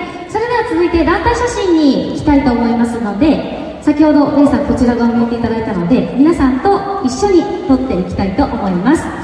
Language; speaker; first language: Japanese; native; Japanese